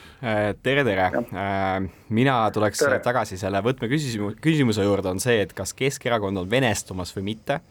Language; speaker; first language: Estonian; non-native, local second language; Russian